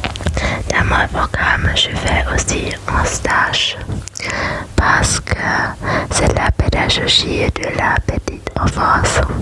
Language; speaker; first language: French; non-native, learner; German